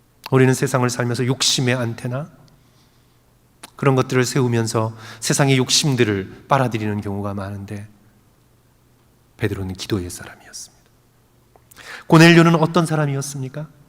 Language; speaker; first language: Korean; native; Korean